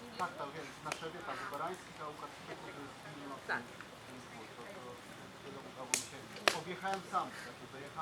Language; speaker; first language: Polish; native; Polish